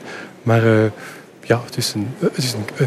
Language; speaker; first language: Dutch; non-native, local second language; French